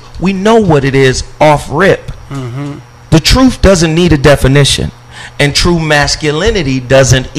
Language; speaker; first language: English; native; English